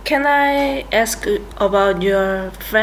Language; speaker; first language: English; non-native, learner; Korean